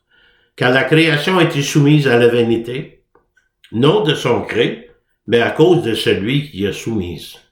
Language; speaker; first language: French; native; French